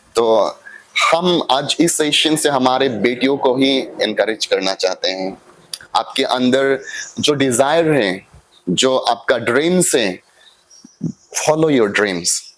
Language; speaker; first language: Hindi; non-native, local second language; Assamese